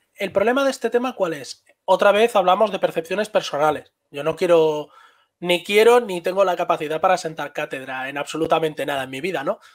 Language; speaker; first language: Spanish; native; Spanish